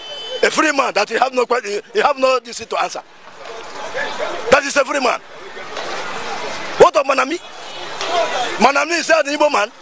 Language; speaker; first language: English; non-native, local second language; Igbo